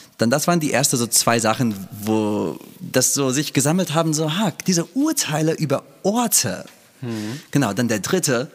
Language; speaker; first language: German; non-native, fluent; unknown